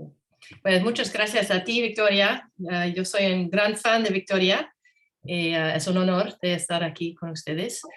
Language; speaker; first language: Spanish; non-native, learner; English